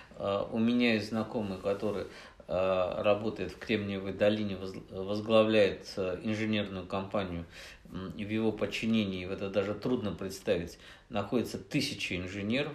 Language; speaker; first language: Russian; native; Russian